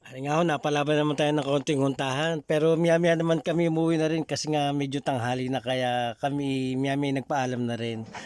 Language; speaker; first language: Filipino; native; Filipino